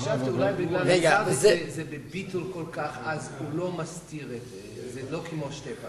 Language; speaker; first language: Hebrew; non-native, fluent; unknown